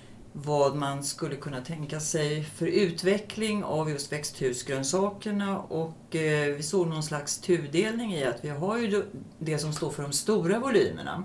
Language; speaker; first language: Swedish; native; Swedish